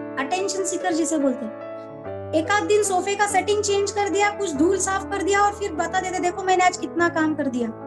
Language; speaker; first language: Hindi; non-native, local second language; Marathi